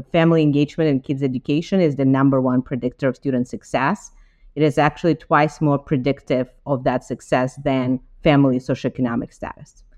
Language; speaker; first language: English; non-native, fluent; Ukrainian